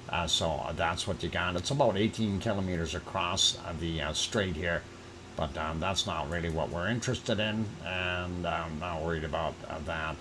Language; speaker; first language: English; native; English